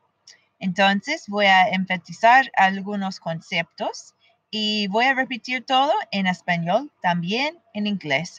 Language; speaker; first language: Spanish; non-native, fluent; English